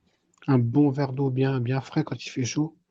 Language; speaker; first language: French; native; French